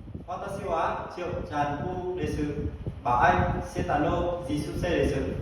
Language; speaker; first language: Japanese; non-native, learner; Vietnamese